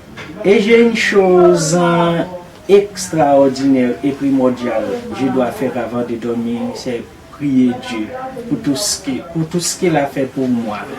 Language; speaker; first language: French; non-native, local second language; Haitian Creole